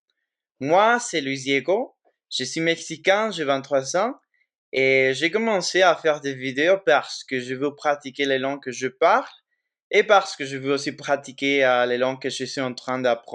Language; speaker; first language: French; non-native, fluent; Spanish